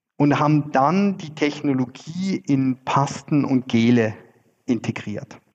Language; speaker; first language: German; native; German